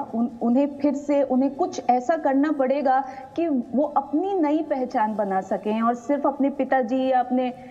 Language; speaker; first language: Hindi; native; Hindi